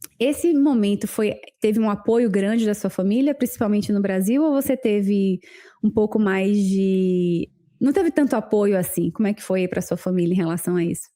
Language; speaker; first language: Portuguese; native; Portuguese